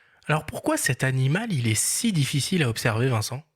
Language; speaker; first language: French; native; French